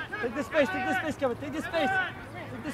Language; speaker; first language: English; native; English